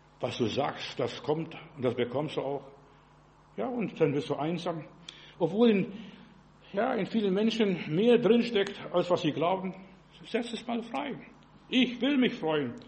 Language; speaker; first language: German; non-native, fluent; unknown